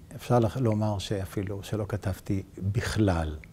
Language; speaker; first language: Hebrew; native; Hebrew